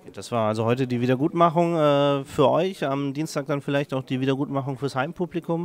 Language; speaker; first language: German; native; German